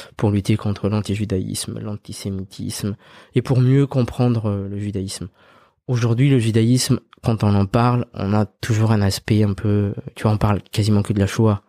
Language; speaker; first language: French; early bilingual, other home language; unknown